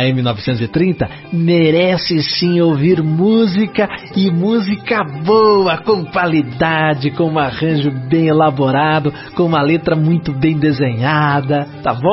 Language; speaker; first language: Portuguese; native; Portuguese